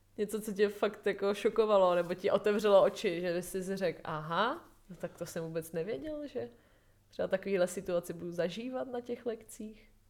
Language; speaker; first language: Czech; native; Czech